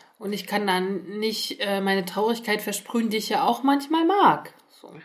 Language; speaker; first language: German; native; German